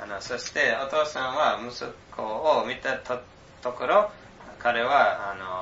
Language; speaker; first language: Japanese; non-native, fluent; English